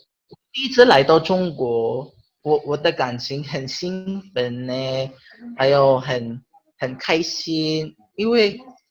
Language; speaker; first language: Chinese; non-native, learner; Filipino